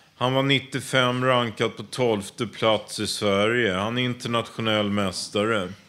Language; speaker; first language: Swedish; native; Swedish